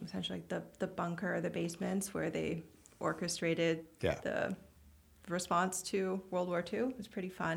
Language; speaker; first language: English; native; English